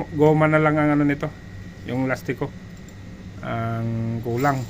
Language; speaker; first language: Filipino; non-native, local second language; Bikol